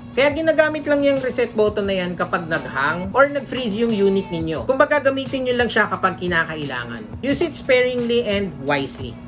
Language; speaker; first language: Filipino; native; Filipino